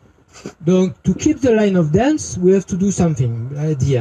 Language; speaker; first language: English; non-native, learner; French